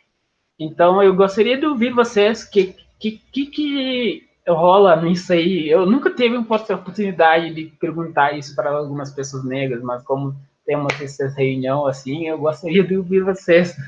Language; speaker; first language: Portuguese; non-native, fluent; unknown